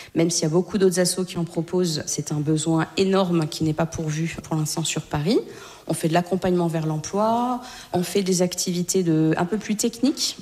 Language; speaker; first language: French; native; French